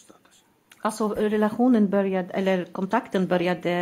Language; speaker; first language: Swedish; non-native, fluent; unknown